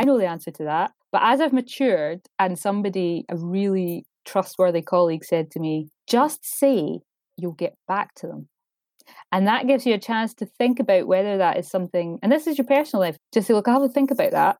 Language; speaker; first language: English; native; English